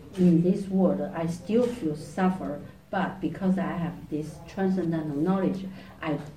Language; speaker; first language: English; non-native, fluent; Chinese